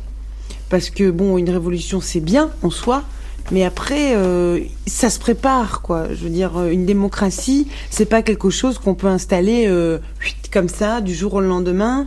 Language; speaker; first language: French; non-native, local second language; Arabic